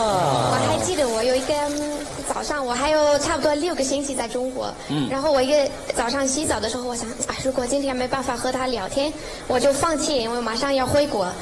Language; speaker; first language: Chinese; non-native, fluent; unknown